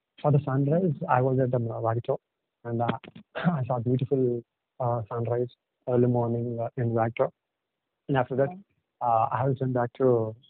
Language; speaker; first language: English; non-native, local second language; Telugu